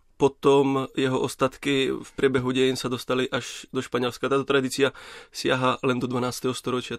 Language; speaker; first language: Slovak; native; Slovak